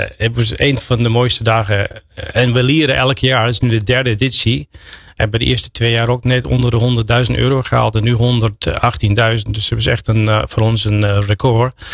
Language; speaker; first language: Dutch; non-native, fluent; English